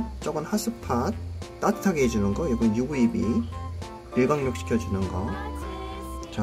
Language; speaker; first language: Korean; native; Korean